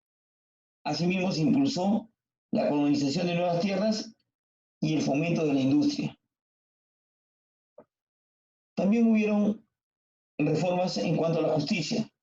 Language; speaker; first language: Spanish; native; Spanish